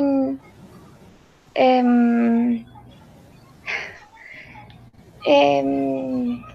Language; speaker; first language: English; non-native, learner; Spanish